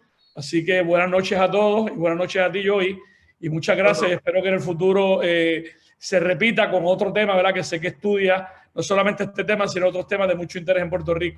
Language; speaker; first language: Spanish; native; Spanish